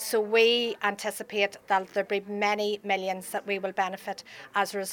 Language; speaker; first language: English; native; English